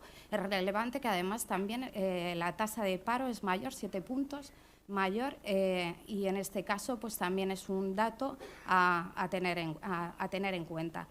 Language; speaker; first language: Spanish; native; Spanish